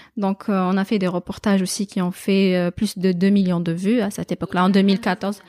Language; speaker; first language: French; non-native, local second language; Kabyle